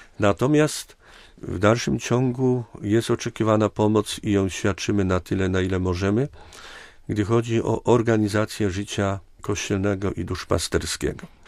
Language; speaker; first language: Polish; native; Polish